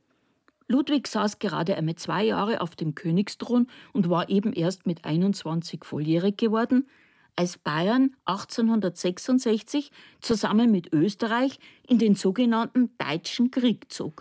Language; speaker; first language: German; native; German